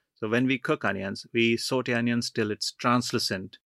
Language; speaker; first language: English; non-native, local second language; Punjabi